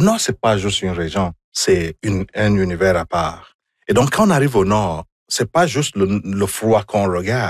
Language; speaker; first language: French; non-native, fluent; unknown